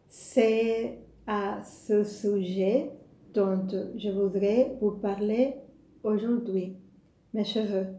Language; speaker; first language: French; non-native, fluent; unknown